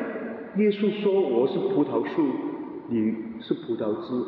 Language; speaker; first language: Chinese; non-native, local second language; Cantonese